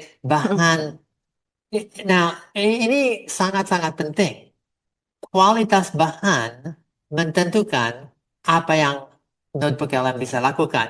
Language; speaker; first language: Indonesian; non-native, fluent; English